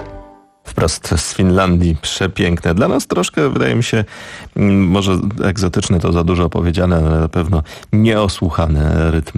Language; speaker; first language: Polish; native; Polish